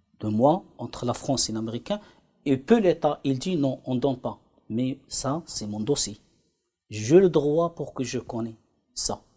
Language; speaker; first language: French; non-native, learner; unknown